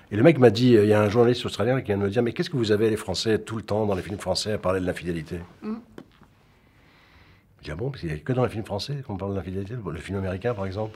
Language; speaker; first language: French; native; French